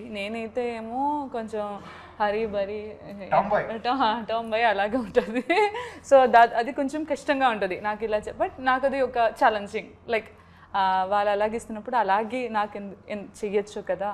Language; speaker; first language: Telugu; non-native, learner; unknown